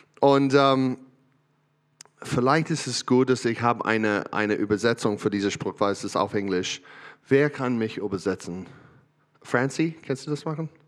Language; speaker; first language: German; non-native, learner; English